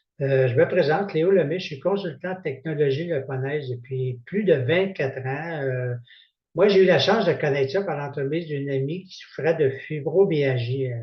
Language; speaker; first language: French; native; French